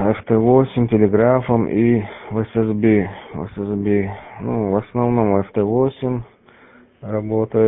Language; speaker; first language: Russian; native; Russian